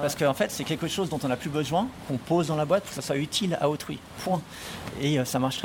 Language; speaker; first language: French; native; French